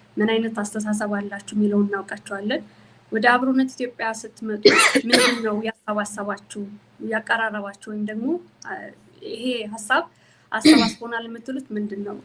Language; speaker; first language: Amharic; native; Amharic